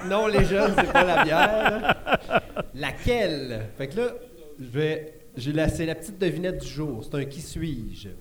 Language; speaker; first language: French; native; French